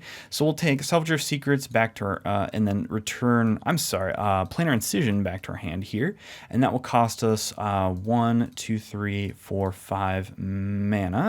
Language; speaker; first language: English; native; English